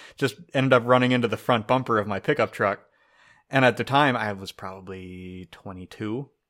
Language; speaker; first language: English; native; English